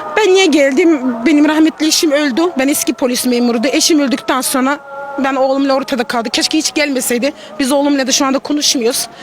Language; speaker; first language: Turkish; non-native, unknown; Russian